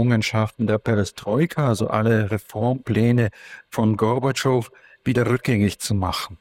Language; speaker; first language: German; non-native, fluent; Ukrainian